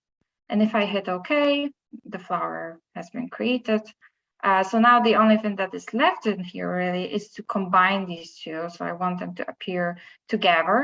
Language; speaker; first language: English; non-native, fluent; Polish